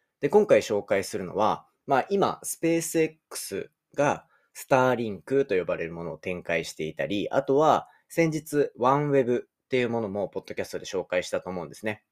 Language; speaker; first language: Japanese; native; Japanese